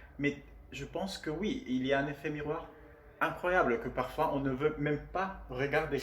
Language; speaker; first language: French; non-native, fluent; Spanish